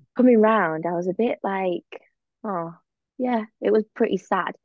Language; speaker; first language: English; native; English